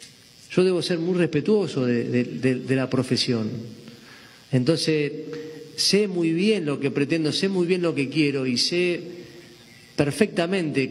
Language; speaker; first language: Spanish; native; Spanish